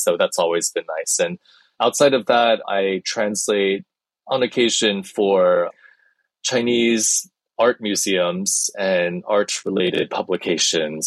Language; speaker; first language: English; early bilingual, other home language; Chinese